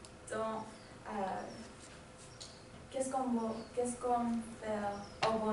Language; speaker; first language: French; non-native, learner; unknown